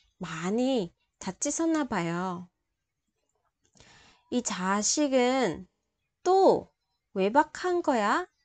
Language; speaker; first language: Korean; non-native, fluent; Vietnamese